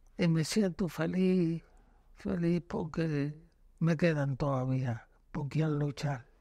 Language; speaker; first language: Spanish; native; Spanish